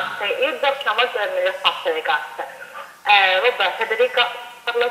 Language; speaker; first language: Italian; native; Italian